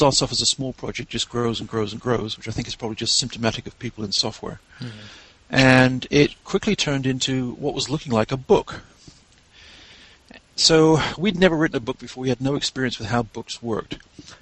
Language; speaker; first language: English; native; English